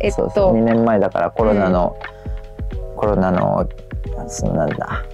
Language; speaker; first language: Japanese; native; Japanese